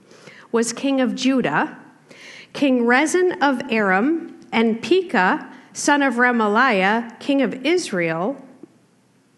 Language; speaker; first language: English; native; English